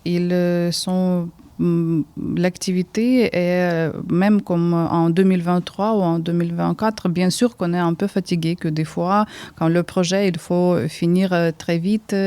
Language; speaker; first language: French; early bilingual, heritage; Ukrainian